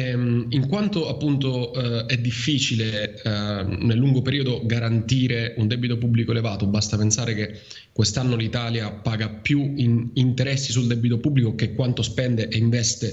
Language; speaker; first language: Italian; native; Italian